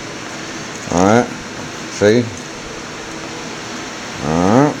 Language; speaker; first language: English; native; English